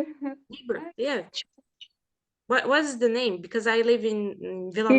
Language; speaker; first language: English; non-native, fluent; Portuguese